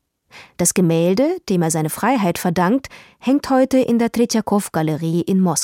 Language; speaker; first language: German; native; German